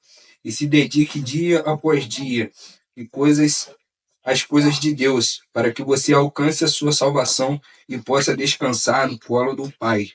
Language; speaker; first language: Portuguese; native; Portuguese